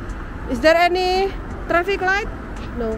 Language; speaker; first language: English; non-native, learner; Indonesian